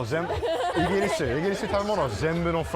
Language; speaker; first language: Japanese; non-native, learner; English